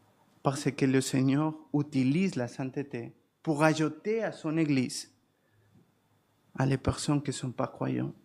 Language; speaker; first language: French; non-native, fluent; Spanish